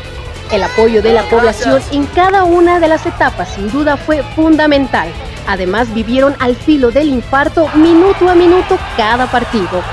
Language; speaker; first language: Spanish; native; Spanish